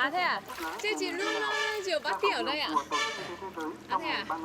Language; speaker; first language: Vietnamese; native; Vietnamese